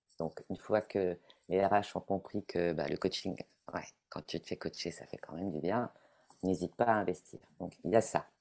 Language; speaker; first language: French; non-native, fluent; Italian